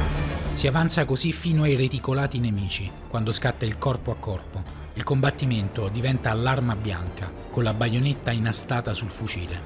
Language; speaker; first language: Italian; native; Italian